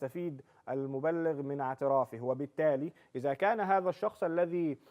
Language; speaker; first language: Arabic; native; Arabic